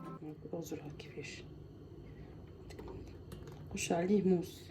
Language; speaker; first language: Arabic; native; Arabic